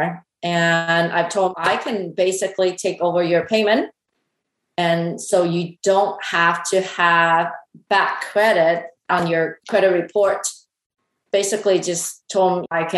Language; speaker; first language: English; non-native, fluent; Chinese